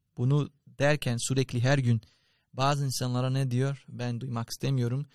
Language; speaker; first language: Turkish; non-native, fluent; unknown